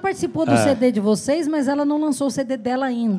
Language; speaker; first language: Portuguese; native; Portuguese